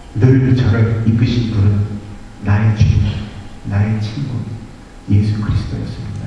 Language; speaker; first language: Korean; early bilingual, heritage; Korean